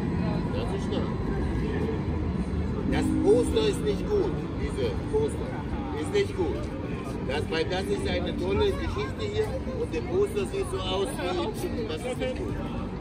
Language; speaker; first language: German; non-native, learner; Korean